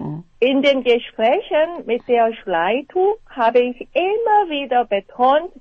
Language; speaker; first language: German; non-native, fluent; Korean